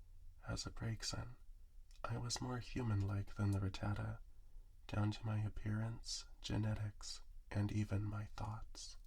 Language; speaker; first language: English; native; English